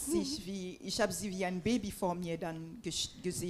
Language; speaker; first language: German; non-native, fluent; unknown